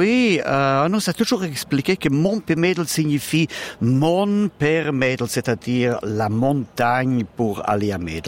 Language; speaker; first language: French; non-native, learner; Romansh